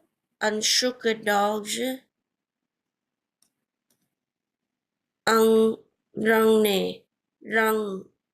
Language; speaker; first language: French; non-native, learner; Vietnamese